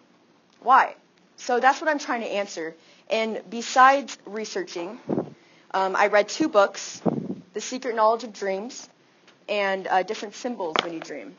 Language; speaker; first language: English; native; English